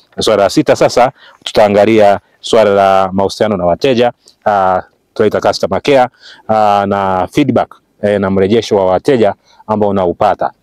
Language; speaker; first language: Swahili; native; Swahili